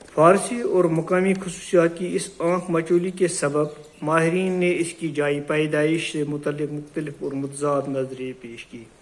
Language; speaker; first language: Urdu; non-native, local second language; Kashmiri